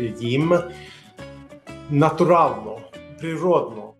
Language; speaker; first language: Ukrainian; non-native, learner; Swedish